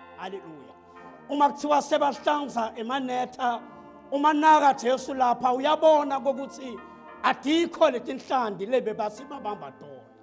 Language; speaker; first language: Zulu; non-native, local second language; Swati